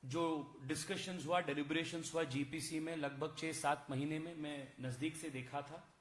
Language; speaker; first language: Hindi; non-native, local second language; Kannada